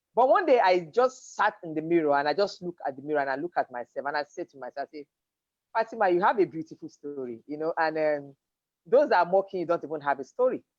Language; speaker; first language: English; non-native, local second language; Yoruba